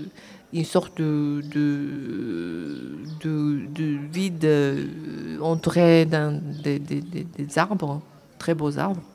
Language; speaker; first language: French; non-native, fluent; Japanese